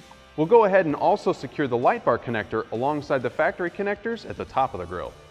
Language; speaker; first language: English; native; English